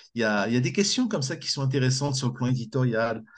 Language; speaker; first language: French; native; French